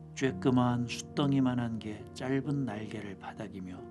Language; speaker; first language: Korean; native; Korean